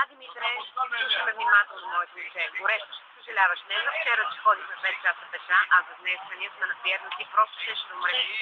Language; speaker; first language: Bulgarian; native; Bulgarian